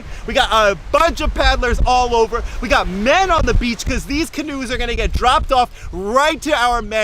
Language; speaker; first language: English; native; English